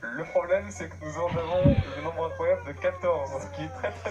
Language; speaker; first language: French; native; French